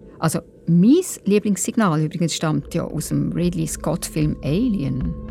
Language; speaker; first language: German; native; German